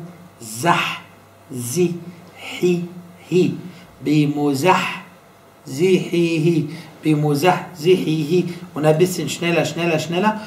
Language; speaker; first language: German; non-native, fluent; Arabic